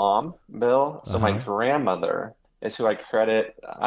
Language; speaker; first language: English; native; English